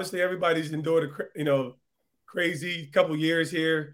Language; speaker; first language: English; native; English